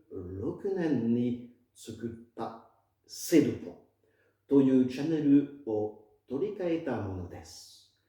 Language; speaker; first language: Japanese; non-native, fluent; French